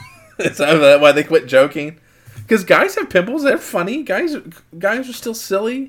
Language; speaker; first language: English; native; English